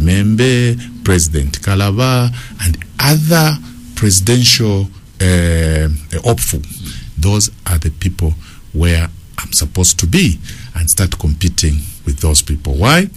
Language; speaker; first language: English; non-native, local second language; Bemba